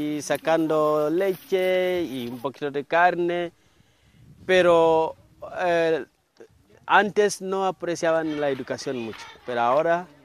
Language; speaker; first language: Spanish; non-native, fluent; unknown